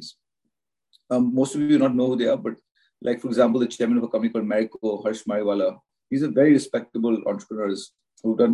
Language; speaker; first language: English; non-native, local second language; Hindi